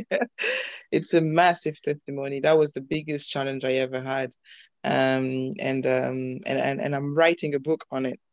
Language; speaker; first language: English; non-native, fluent; French